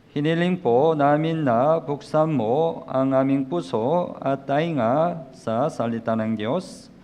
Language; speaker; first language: Filipino; non-native, learner; Korean